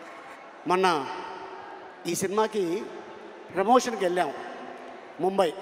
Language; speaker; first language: Telugu; native; Telugu